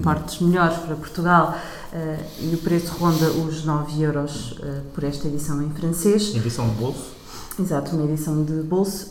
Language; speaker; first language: Portuguese; native; Portuguese